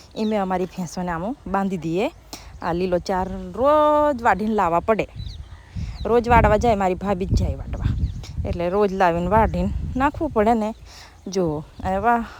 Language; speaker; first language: Gujarati; non-native, local second language; Bhili